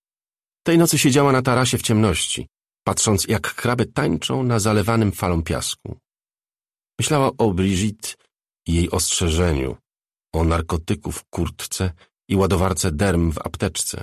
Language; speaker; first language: Polish; native; Polish